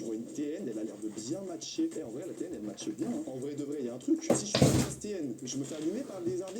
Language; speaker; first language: French; native; French